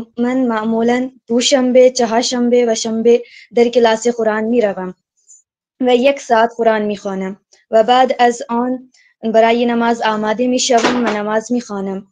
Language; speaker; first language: Persian; non-native, learner; Urdu